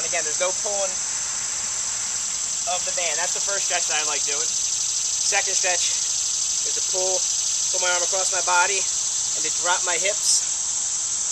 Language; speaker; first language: English; native; English